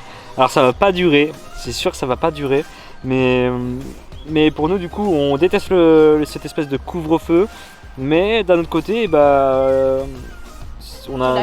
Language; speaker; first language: French; native; French